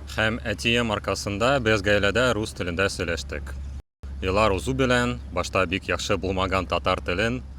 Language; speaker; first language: Tatar; non-native, local second language; Russian